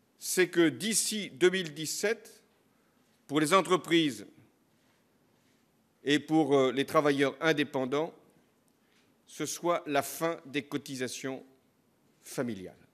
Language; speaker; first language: French; native; French